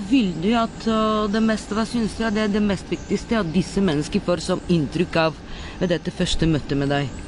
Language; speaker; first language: Norwegian; non-native, fluent; Bulgarian